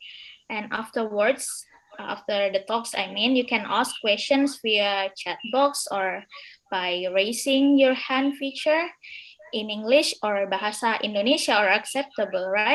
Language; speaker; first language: English; non-native, fluent; Indonesian